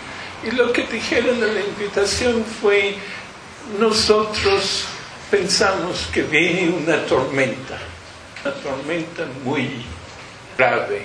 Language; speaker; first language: Spanish; non-native, fluent; English